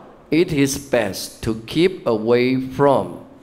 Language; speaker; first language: English; non-native, fluent; Chinese